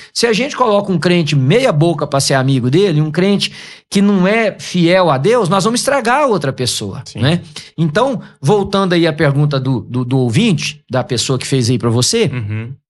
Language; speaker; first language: Portuguese; native; Portuguese